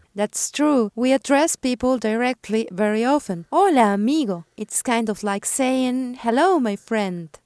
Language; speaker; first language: English; non-native, fluent; Spanish